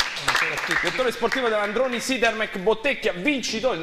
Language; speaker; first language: Italian; native; Italian